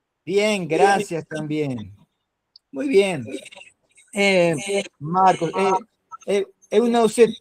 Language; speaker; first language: Spanish; non-native, fluent; Portuguese